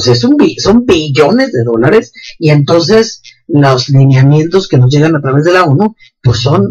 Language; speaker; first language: Spanish; native; Spanish